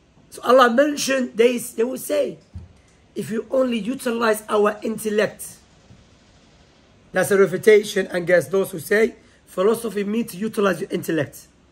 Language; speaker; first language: English; non-native, fluent; Arabic